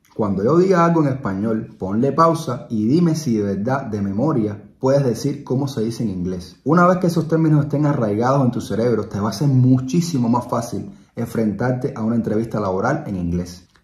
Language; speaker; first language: Spanish; native; Spanish